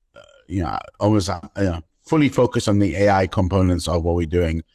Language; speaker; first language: English; native; English